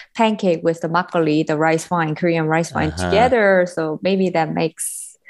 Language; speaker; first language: English; non-native, learner; Korean